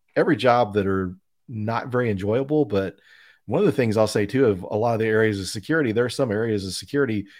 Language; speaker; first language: English; native; English